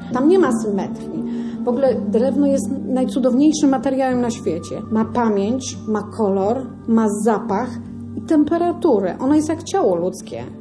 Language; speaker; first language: Polish; native; Polish